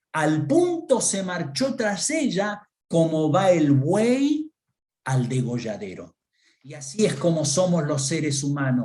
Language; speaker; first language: Spanish; native; Spanish